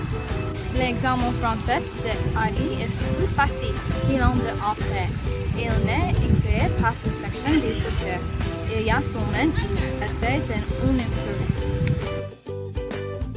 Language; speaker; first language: French; non-native, learner; English